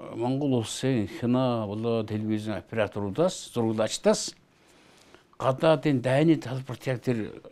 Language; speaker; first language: Mongolian; native; Mongolian